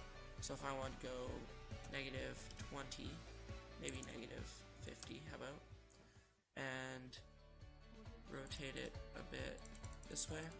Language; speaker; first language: English; native; English